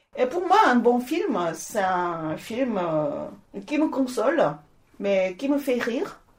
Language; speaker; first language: French; non-native, fluent; Korean